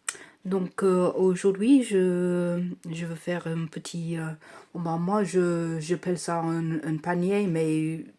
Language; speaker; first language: French; non-native, learner; English